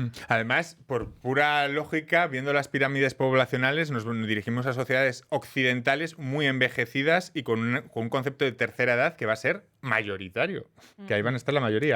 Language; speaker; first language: Spanish; native; Spanish